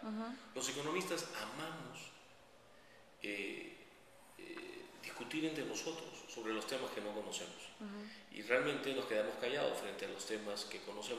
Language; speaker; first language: Spanish; native; Spanish